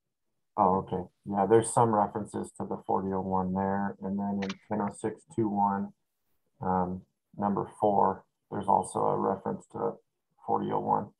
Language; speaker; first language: English; native; English